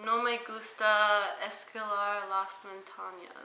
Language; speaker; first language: Spanish; non-native, learner; English